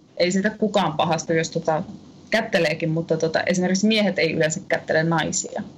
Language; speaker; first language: Finnish; native; Finnish